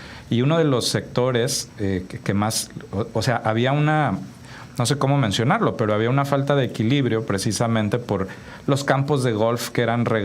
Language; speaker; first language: Spanish; native; Spanish